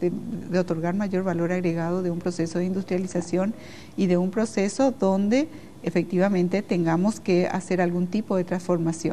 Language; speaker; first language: Spanish; native; Spanish